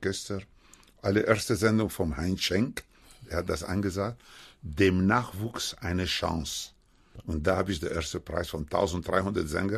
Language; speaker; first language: German; non-native, fluent; Spanish